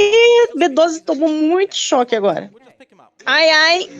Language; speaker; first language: Portuguese; native; Portuguese